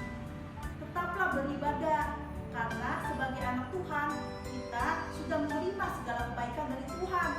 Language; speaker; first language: Indonesian; native; Indonesian